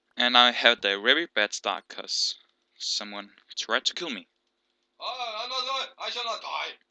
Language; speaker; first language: English; non-native, learner; Danish